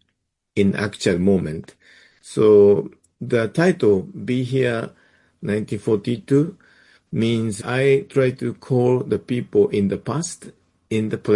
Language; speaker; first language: English; non-native, fluent; Japanese